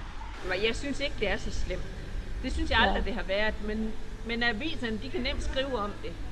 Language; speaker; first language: Danish; native; Danish